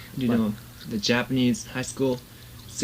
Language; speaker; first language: English; non-native, learner; Japanese